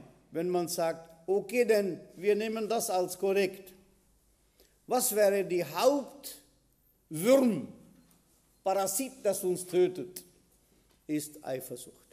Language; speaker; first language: German; non-native, fluent; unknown